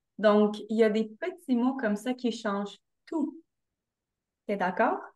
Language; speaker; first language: French; native; French